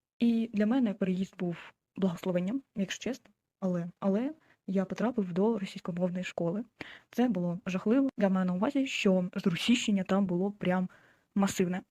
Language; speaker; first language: Ukrainian; non-native, local second language; Russian